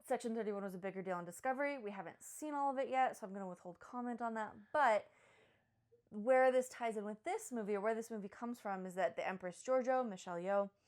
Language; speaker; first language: English; native; English